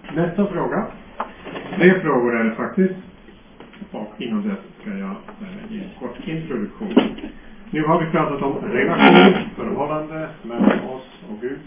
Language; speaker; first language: Swedish; non-native, fluent; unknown